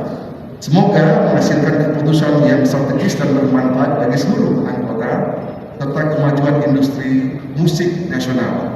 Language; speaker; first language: Indonesian; native; Indonesian